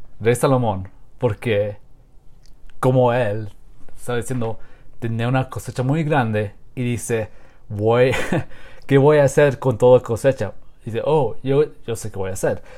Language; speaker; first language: Spanish; non-native, learner; English